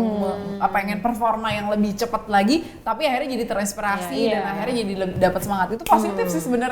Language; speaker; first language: Indonesian; native; Indonesian